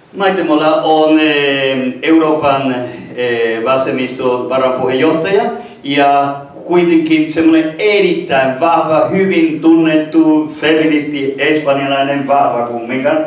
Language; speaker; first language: Finnish; non-native, fluent; Spanish